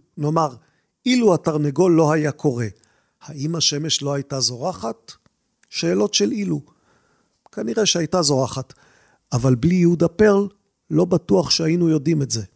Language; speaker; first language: Hebrew; native; Hebrew